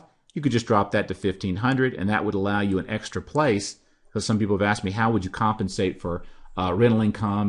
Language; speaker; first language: English; native; English